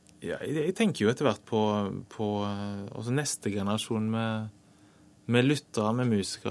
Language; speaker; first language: Norwegian; native; Norwegian